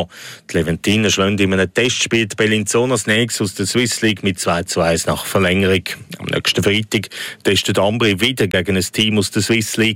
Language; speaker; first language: German; native; German